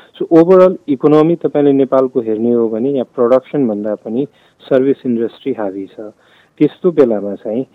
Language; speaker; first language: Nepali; non-native, local second language; Maithili